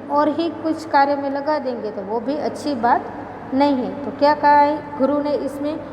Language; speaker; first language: Hindi; non-native, local second language; Gujarati